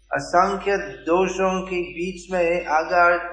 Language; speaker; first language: Hindi; non-native, fluent; English